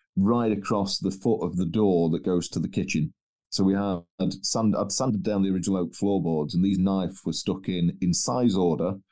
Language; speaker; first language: English; native; English